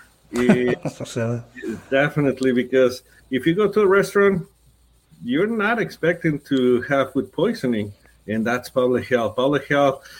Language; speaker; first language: English; non-native, fluent; Spanish